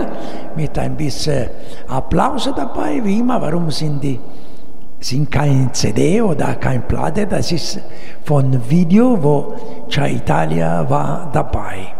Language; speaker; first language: German; non-native, learner; Italian